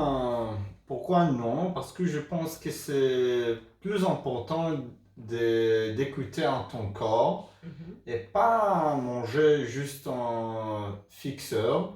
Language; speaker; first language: French; non-native, learner; Hebrew